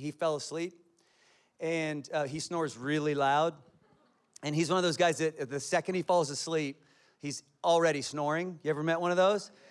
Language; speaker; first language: English; native; English